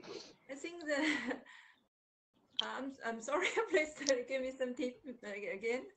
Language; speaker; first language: English; non-native, learner; Chinese